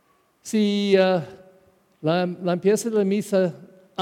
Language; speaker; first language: Spanish; non-native, fluent; English